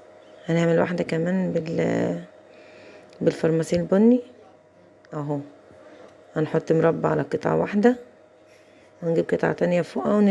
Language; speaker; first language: Arabic; native; Arabic